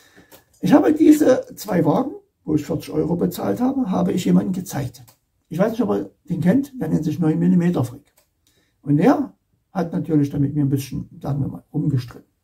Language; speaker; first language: German; native; German